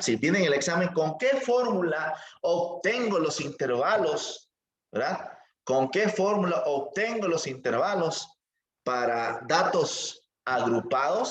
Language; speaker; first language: Spanish; native; Spanish